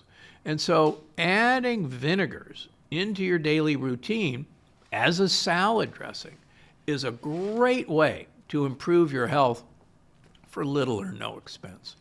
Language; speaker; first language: English; native; English